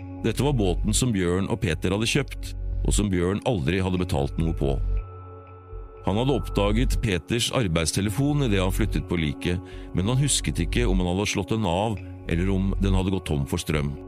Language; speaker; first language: Norwegian; native; Norwegian